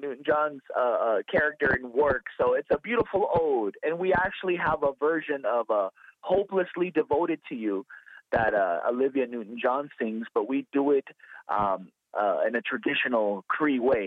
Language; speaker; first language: English; native; English